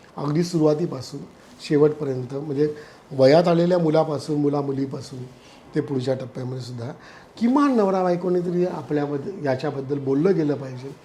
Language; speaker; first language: Marathi; native; Marathi